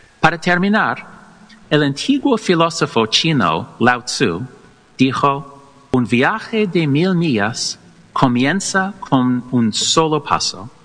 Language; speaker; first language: Spanish; non-native, learner; English